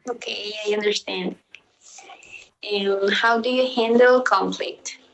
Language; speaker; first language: English; non-native, learner; Spanish